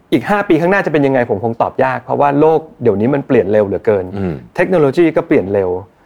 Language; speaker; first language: Thai; native; Thai